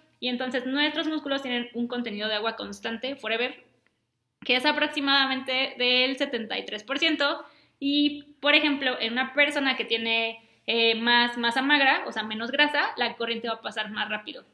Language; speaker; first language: Spanish; native; Spanish